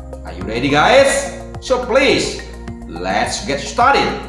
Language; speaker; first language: English; non-native, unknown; Indonesian